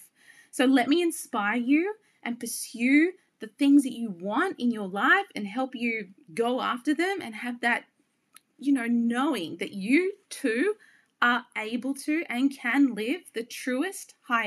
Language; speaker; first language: English; native; English